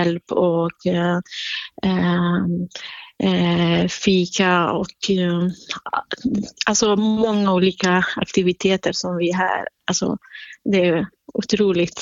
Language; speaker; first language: Swedish; non-native, fluent; Central Kurdish